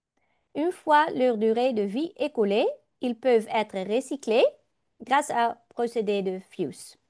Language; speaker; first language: French; non-native, learner; Dutch